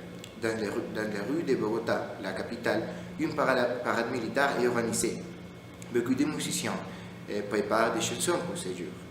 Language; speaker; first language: French; non-native, learner; Spanish